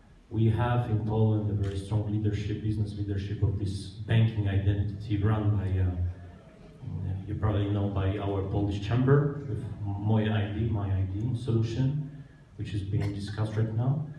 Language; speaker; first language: English; non-native, fluent; Polish